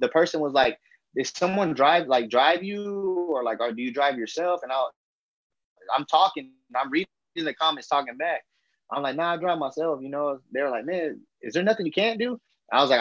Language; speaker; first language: English; native; English